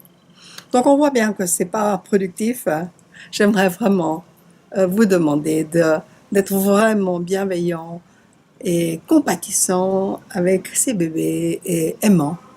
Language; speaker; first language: French; native; French